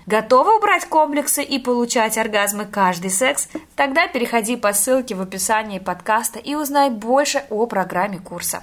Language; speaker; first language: Russian; native; Russian